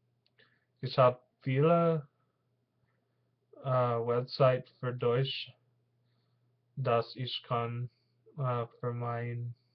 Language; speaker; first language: German; non-native, learner; English